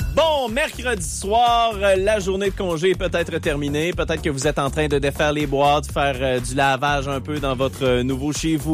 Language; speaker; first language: French; native; French